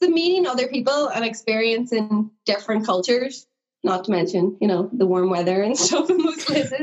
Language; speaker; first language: English; native; English